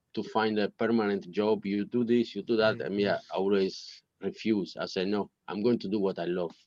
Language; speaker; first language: English; non-native, fluent; Italian